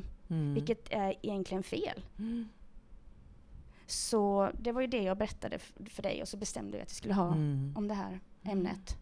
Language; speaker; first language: Swedish; native; Swedish